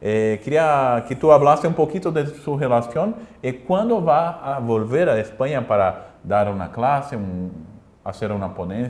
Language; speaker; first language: Spanish; non-native, learner; Portuguese